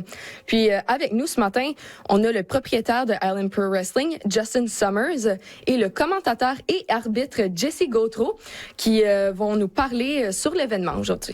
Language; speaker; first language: French; native; French